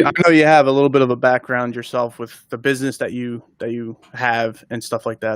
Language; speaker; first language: English; native; English